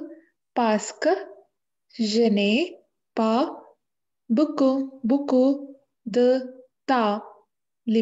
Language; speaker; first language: French; non-native, learner; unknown